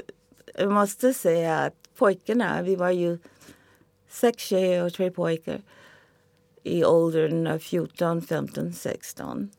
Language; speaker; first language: Swedish; non-native, fluent; English